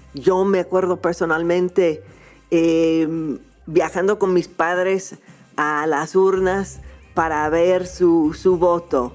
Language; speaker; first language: Spanish; non-native, fluent; English